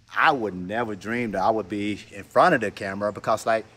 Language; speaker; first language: English; native; English